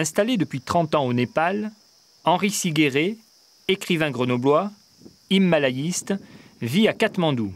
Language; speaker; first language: French; native; French